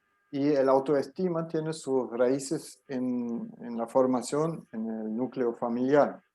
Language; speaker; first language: Spanish; non-native, fluent; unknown